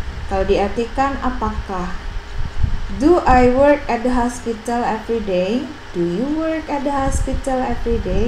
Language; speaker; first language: English; non-native, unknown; Indonesian